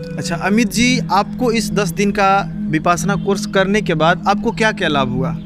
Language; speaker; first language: Hindi; native; Hindi